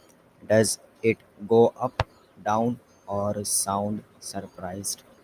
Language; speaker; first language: English; non-native, learner; Urdu